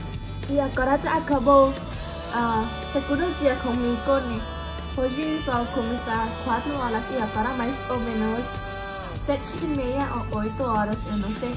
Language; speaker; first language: Portuguese; non-native, learner; Thai